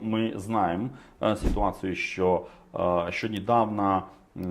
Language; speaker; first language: Ukrainian; non-native, fluent; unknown